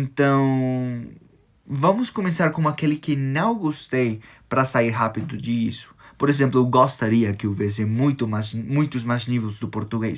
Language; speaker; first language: Portuguese; non-native, fluent; Spanish